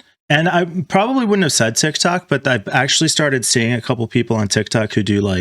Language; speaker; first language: English; native; English